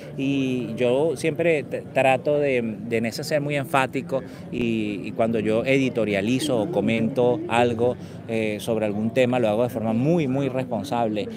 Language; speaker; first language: Spanish; native; Spanish